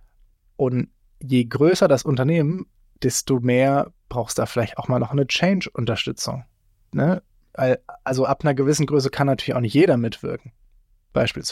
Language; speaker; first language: German; native; German